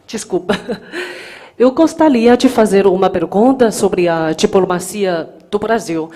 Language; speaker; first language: Portuguese; non-native, fluent; Chinese